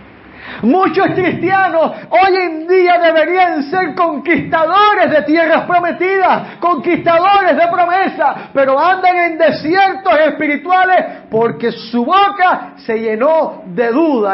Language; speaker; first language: Spanish; native; Spanish